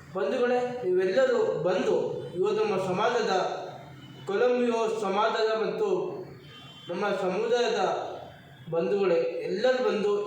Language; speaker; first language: Kannada; non-native, local second language; Lambadi